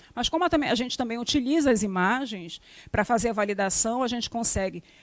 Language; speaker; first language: Portuguese; native; Portuguese